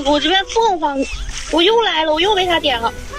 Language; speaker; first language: Chinese; native; Chinese